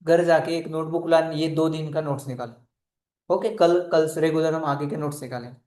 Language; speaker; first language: Hindi; non-native, local second language; Marathi